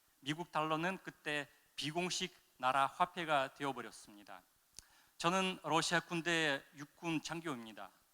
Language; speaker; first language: Korean; non-native, fluent; Russian